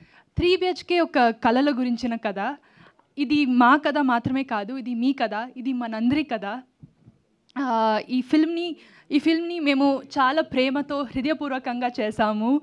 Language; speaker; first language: Telugu; non-native, learner; Tamil